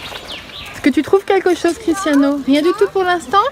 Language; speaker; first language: French; native; French